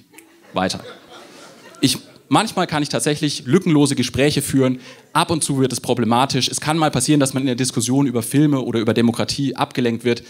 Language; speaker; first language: German; native; German